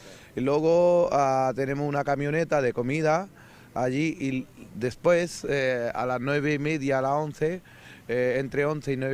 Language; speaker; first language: Spanish; non-native, learner; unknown